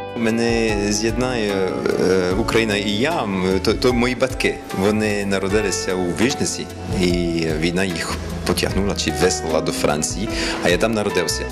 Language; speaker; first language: Ukrainian; early bilingual, heritage; Ukrainian